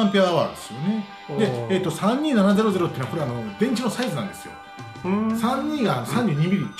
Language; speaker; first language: Japanese; native; Japanese